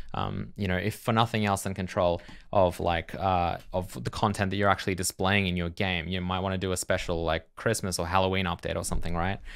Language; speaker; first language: English; native; English